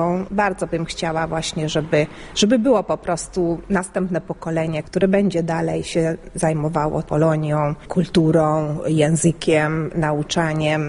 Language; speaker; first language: Polish; early bilingual, heritage; Polish